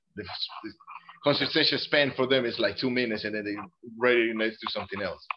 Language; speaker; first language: English; non-native, fluent; Spanish